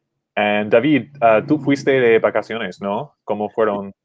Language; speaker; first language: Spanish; non-native, fluent; English